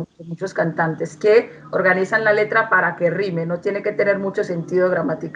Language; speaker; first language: Spanish; native; Spanish